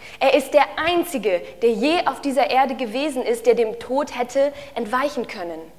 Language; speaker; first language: German; native; German